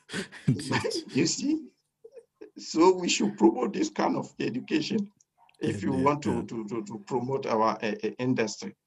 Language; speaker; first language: English; non-native, fluent; French